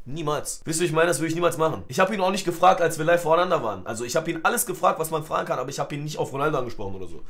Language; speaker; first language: German; early bilingual, other home language; Turkish